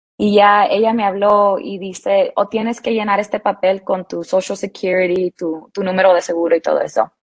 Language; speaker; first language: Spanish; early bilingual, heritage; Spanish